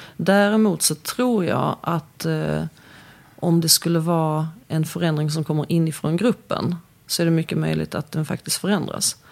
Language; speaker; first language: Swedish; early bilingual, other home language; Polish